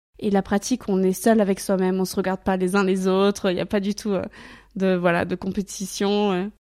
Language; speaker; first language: French; native; French